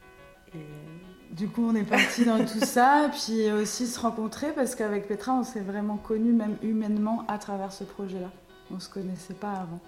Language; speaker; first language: French; native; French